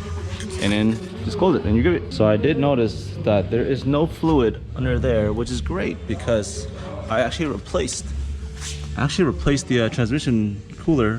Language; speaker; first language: English; native; English